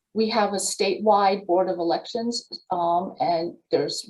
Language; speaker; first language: English; native; English